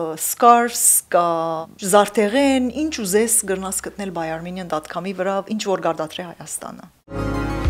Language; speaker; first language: Armenian; early bilingual, heritage; Armenian